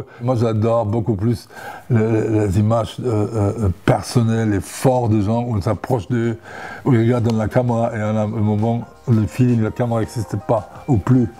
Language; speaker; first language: French; non-native, fluent; German